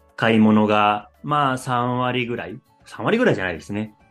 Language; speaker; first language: Japanese; native; Japanese